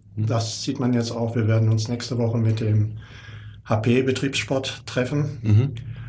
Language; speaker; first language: German; native; German